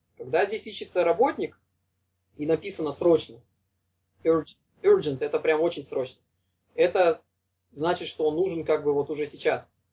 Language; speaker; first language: Russian; native; Russian